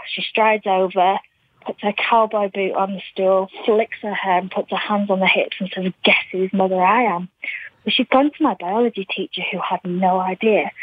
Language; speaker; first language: English; native; English